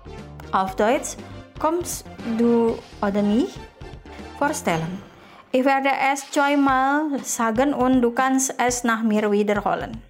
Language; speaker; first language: German; non-native, fluent; Indonesian